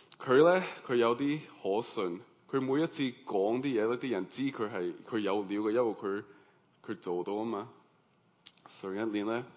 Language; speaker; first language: Cantonese; early bilingual, heritage; Cantonese